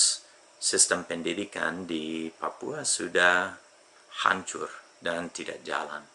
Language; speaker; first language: Indonesian; non-native, fluent; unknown